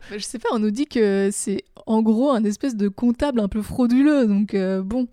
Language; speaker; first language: French; native; French